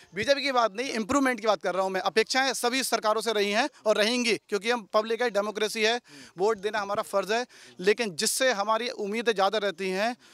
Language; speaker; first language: Hindi; native; Hindi